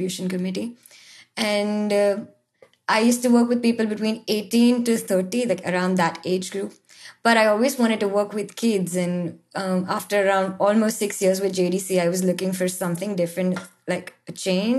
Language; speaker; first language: English; non-native, local second language; Marathi